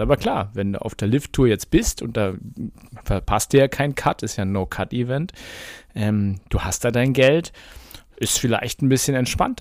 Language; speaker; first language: German; native; German